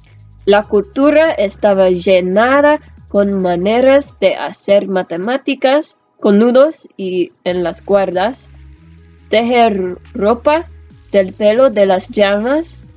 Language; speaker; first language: Spanish; non-native, learner; English